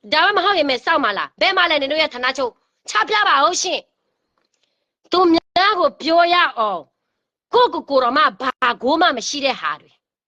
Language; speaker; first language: Burmese; non-native, local second language; S'gaw Karen